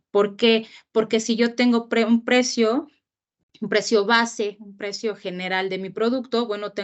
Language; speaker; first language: Spanish; native; Spanish